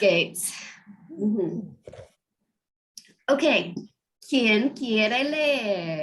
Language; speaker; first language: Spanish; non-native, fluent; English